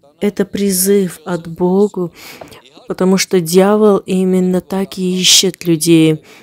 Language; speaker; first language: Russian; non-native, local second language; Armenian